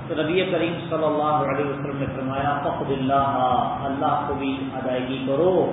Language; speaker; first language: Urdu; non-native, local second language; Punjabi